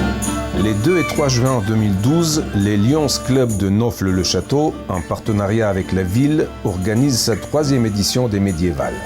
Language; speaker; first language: French; native; French